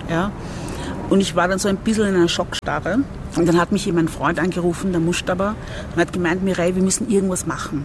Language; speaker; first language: German; early bilingual, other home language; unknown